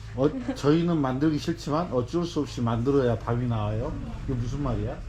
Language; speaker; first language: Korean; native; Korean